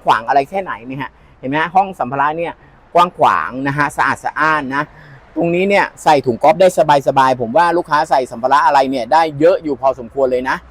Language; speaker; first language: Thai; native; Thai